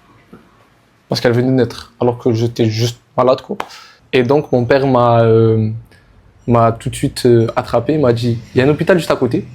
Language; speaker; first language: French; native; French